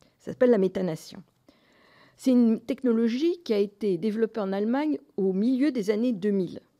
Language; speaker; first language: French; native; French